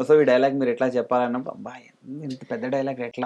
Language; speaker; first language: Telugu; native; Telugu